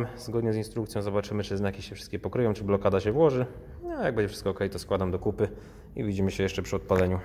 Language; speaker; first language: Polish; native; Polish